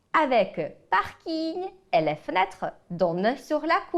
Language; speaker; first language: French; non-native, fluent; Ukrainian